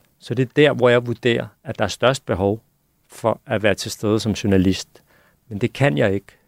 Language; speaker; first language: Danish; early bilingual, other home language; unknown